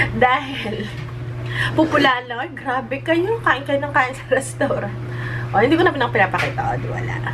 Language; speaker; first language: Filipino; native; Filipino